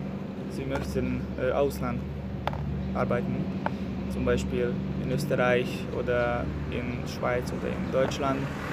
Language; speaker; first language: German; non-native, learner; Hungarian